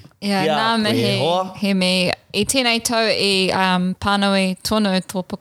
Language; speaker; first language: Māori; non-native, local second language; English